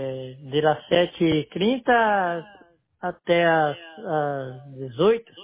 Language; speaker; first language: Spanish; non-native, learner; Portuguese